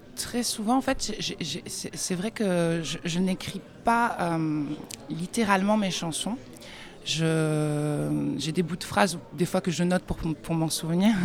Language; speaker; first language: French; native; French